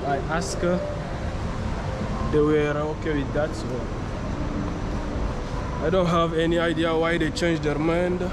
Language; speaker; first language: English; non-native, fluent; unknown